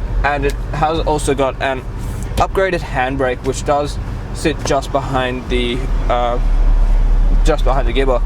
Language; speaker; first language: English; native; English